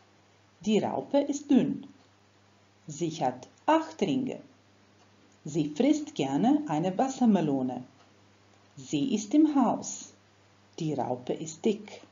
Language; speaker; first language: German; non-native, fluent; Croatian